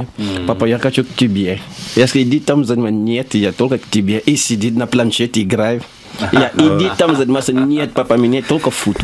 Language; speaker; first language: Russian; non-native, learner; Lingala